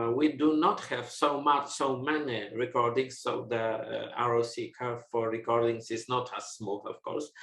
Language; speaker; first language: English; non-native, fluent; Polish